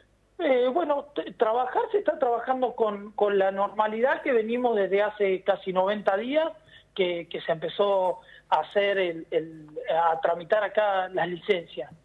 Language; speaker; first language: Spanish; native; Spanish